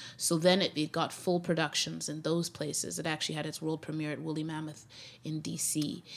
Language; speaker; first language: English; native; English